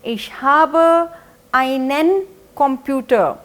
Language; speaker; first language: German; non-native, fluent; Hindi